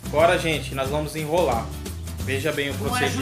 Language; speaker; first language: Portuguese; native; Portuguese